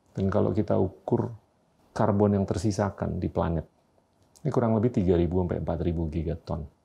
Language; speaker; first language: Indonesian; native; Indonesian